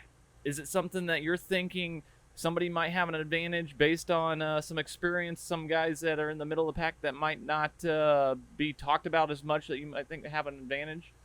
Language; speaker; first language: English; native; English